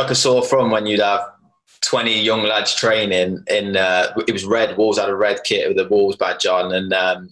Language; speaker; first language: English; native; English